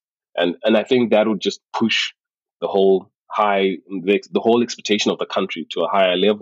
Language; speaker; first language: English; non-native, local second language; Shona